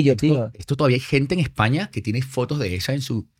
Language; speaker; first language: Spanish; native; Spanish